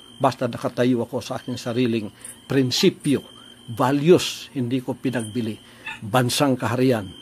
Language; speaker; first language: Filipino; native; Filipino